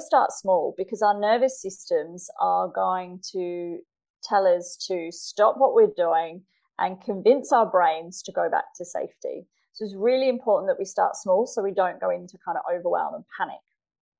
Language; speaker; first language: English; native; English